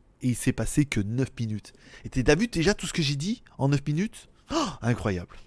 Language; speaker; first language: French; native; French